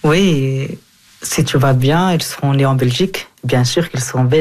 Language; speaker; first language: French; non-native, fluent; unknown